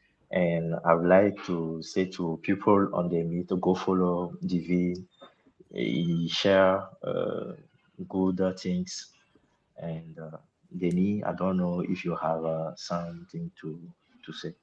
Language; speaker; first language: English; non-native, local second language; French